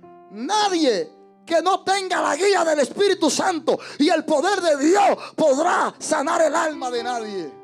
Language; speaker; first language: Spanish; native; Spanish